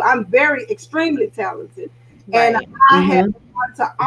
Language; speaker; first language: English; native; English